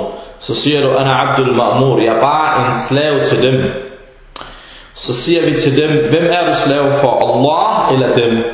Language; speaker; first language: Danish; early bilingual, other home language; Arabic